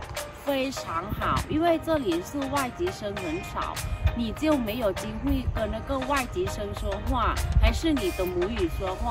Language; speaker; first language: Chinese; non-native, learner; Thai